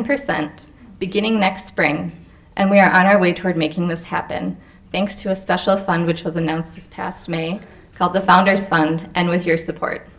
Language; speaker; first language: English; native; English